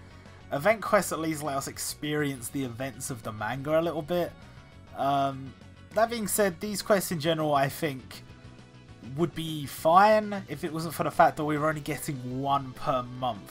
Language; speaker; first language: English; native; English